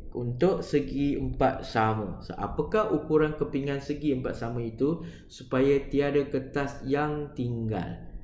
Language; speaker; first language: Malay; non-native, local second language; Chinese